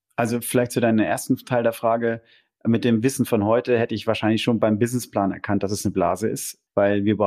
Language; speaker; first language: German; native; German